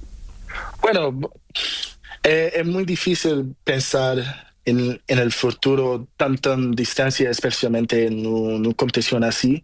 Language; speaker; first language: Spanish; non-native, learner; Portuguese